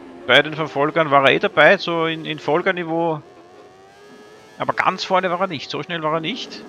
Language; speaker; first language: German; native; German